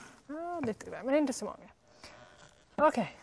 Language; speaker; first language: Swedish; non-native, fluent; English